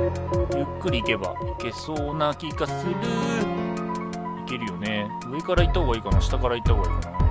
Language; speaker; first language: Japanese; native; Japanese